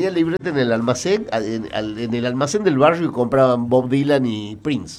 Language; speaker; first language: Spanish; native; Spanish